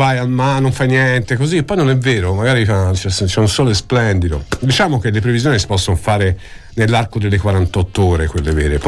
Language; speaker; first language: Italian; native; Italian